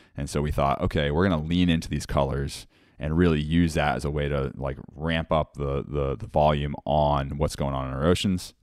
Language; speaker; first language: English; native; English